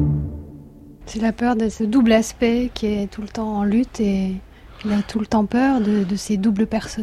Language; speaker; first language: French; native; French